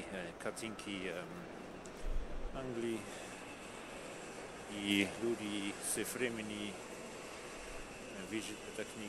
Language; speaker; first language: Russian; non-native, learner; English